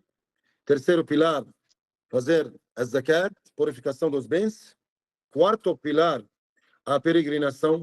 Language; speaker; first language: Portuguese; non-native, fluent; Arabic